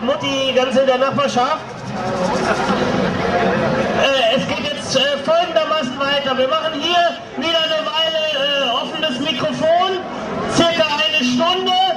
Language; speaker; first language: German; native; German